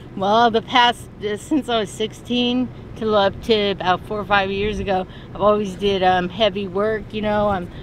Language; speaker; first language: English; native; English